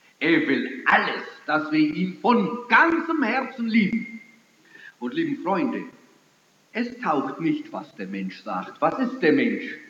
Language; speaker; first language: German; early bilingual, heritage; German